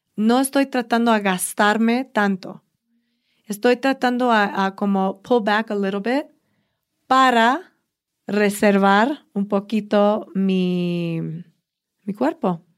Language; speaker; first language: Spanish; early bilingual, heritage; Spanish